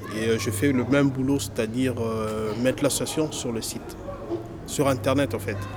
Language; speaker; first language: French; non-native, local second language; Lingala